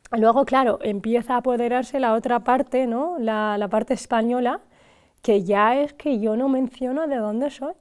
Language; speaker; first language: Spanish; early bilingual, other home language; Arabic